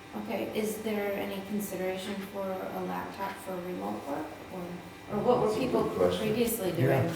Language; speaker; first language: English; native; English